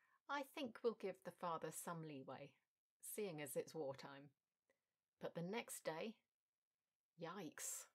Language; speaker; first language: English; native; English